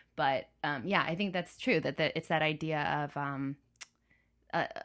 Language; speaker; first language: English; native; English